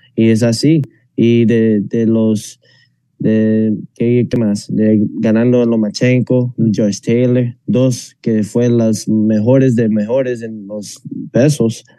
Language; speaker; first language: Spanish; non-native, fluent; English